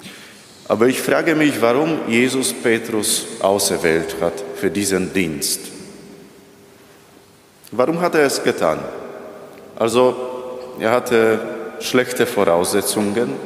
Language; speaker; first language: German; non-native, fluent; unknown